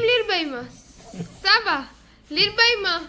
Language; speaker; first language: Hebrew; non-native, learner; Gujarati